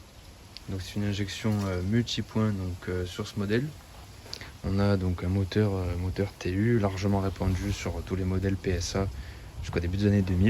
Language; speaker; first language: French; native; French